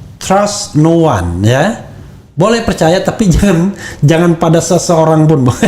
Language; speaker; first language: Indonesian; native; Indonesian